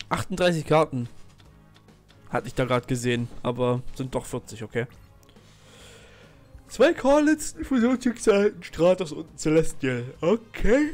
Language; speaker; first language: German; native; German